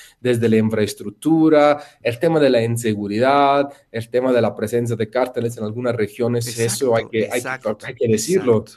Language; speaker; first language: Spanish; non-native, fluent; Italian